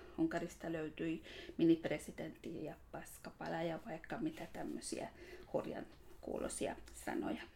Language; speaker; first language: Finnish; non-native, fluent; Hungarian